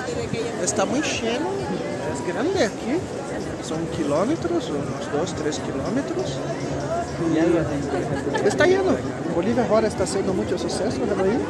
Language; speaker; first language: Spanish; non-native, fluent; Portuguese